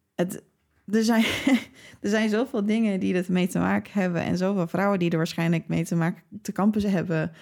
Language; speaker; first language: Dutch; early bilingual, other home language; English